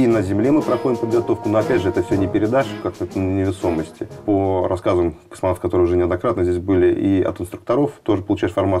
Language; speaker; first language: Russian; native; Russian